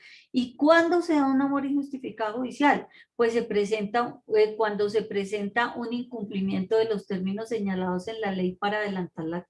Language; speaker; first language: Spanish; native; Spanish